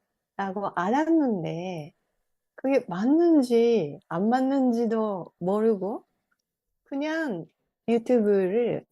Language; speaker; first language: Korean; non-native, fluent; Japanese